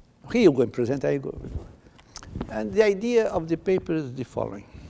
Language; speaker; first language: English; non-native, fluent; Portuguese